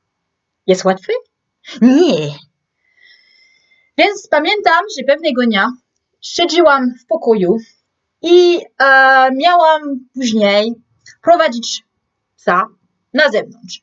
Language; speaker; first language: Polish; non-native, learner; French